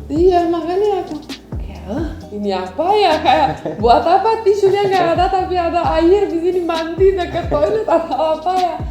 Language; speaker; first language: Indonesian; non-native, fluent; Romanian